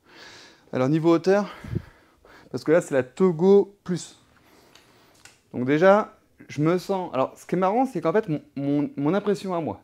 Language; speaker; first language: French; native; French